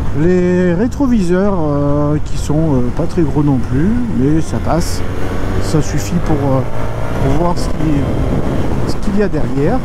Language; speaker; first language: French; native; French